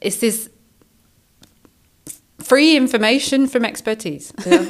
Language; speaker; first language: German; non-native, fluent; English